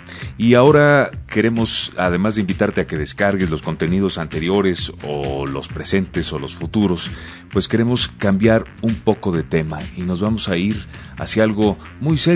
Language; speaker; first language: Spanish; native; Spanish